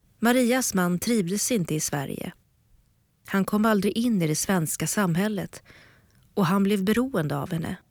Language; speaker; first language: Swedish; native; Swedish